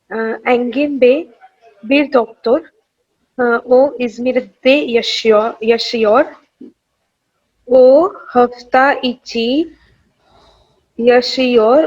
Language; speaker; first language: Turkish; non-native, learner; Urdu